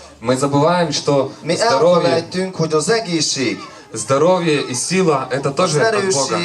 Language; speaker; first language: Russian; non-native, local second language; Ukrainian